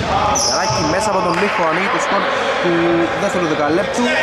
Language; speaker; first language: Greek; native; Greek